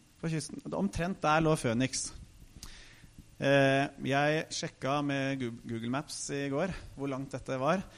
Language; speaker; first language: Norwegian; native; Norwegian